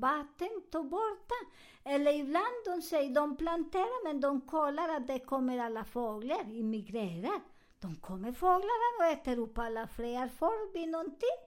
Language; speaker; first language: Swedish; non-native, learner; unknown